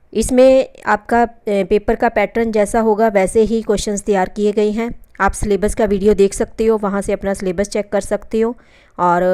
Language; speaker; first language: Hindi; non-native, local second language; Punjabi